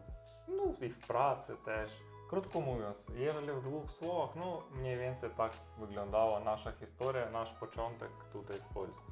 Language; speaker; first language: Polish; non-native, learner; Russian